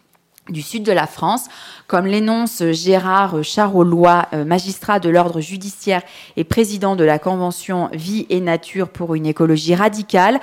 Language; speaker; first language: French; native; French